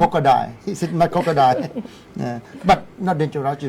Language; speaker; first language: English; non-native, learner; Thai